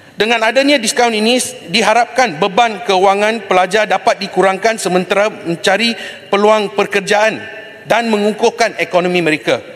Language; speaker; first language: Malay; non-native, local second language; Tamil